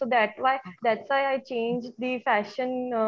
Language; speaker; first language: English; non-native, local second language; Hindi